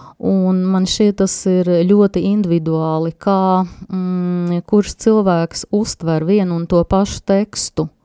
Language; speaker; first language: Latvian; native; Latvian